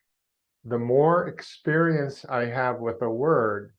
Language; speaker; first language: English; non-native, fluent; Vietnamese